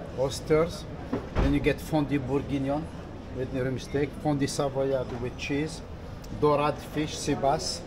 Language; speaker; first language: English; non-native, fluent; French